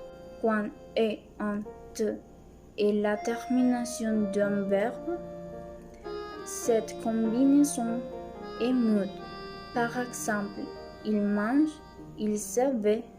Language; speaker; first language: French; non-native, learner; Spanish